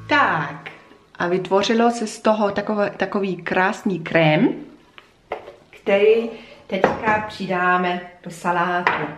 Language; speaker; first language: Czech; non-native, fluent; German